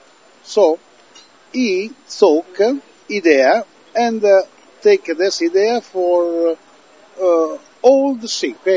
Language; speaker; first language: English; non-native, learner; Italian